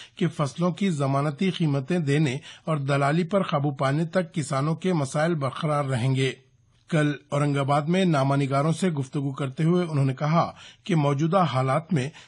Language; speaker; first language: Urdu; native; Urdu